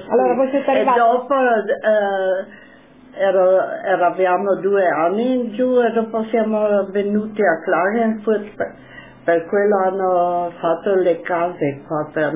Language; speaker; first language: Italian; non-native, local second language; German